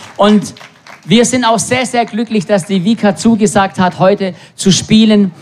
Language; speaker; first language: German; native; German